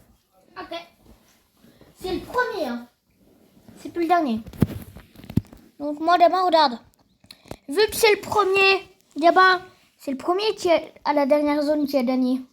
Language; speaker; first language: French; native; French